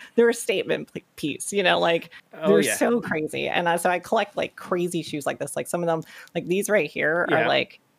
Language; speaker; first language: English; native; English